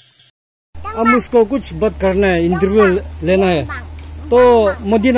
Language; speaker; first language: Hindi; non-native, local second language; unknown